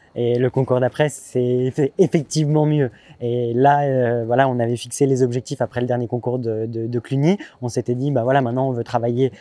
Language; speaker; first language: French; native; French